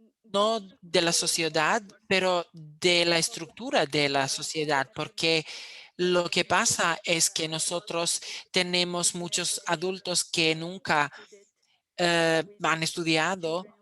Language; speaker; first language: Spanish; non-native, fluent; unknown